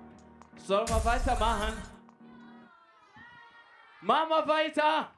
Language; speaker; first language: German; non-native, fluent; Kinyarwanda